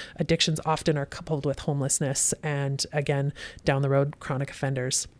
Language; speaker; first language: English; native; English